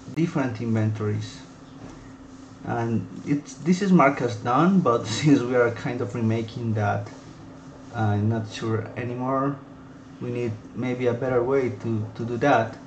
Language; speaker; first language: English; non-native, fluent; Spanish